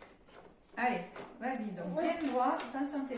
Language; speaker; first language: French; native; French